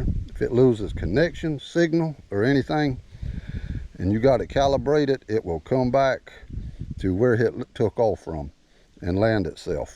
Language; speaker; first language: English; native; English